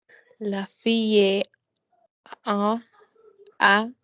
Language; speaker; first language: French; non-native, learner; Spanish